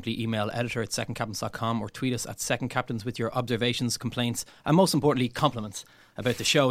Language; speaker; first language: English; native; English